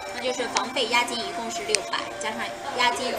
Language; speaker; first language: Chinese; native; Chinese